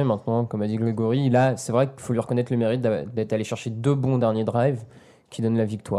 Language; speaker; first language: French; native; French